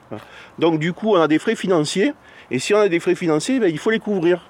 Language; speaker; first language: French; native; French